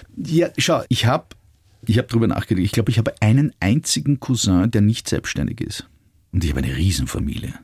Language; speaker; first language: German; native; German